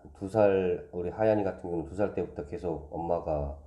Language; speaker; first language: Korean; native; Korean